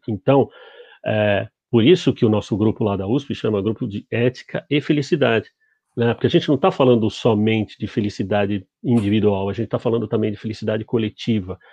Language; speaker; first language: Portuguese; early bilingual, other home language; Spanish